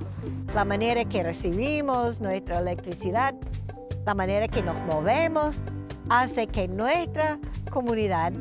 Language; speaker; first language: Spanish; non-native, fluent; English